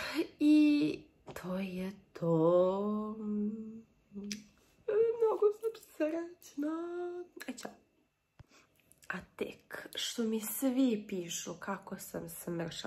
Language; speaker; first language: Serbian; early bilingual, heritage; Serbian